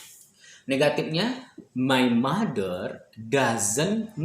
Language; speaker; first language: English; non-native, fluent; Indonesian